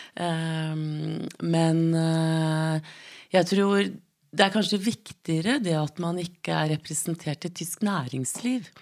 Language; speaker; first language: Norwegian; native; Norwegian